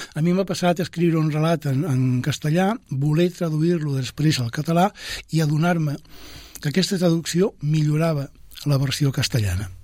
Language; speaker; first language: Catalan; non-native, local second language; Spanish